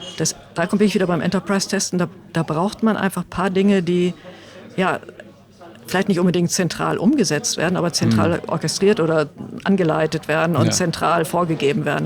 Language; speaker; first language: German; native; German